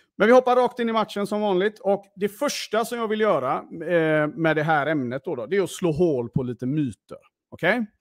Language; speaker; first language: Swedish; early bilingual, other home language; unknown